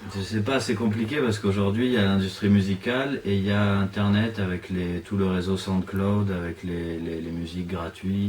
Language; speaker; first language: French; native; French